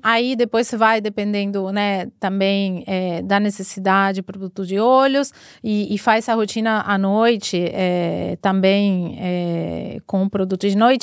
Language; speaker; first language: Portuguese; non-native, fluent; Spanish